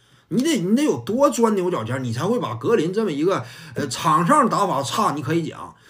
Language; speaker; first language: Chinese; native; Chinese